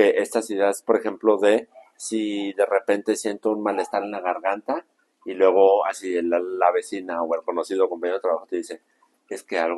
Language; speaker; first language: Spanish; native; Spanish